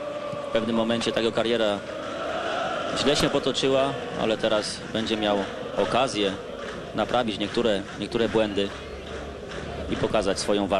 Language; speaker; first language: Polish; native; Polish